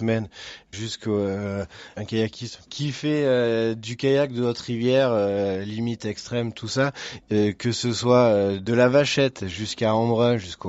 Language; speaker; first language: French; native; French